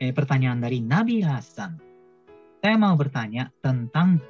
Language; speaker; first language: Indonesian; non-native, fluent; Japanese